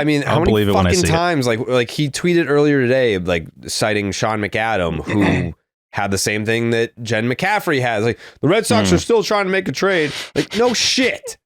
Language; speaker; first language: English; native; English